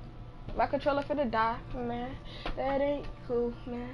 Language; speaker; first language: English; native; English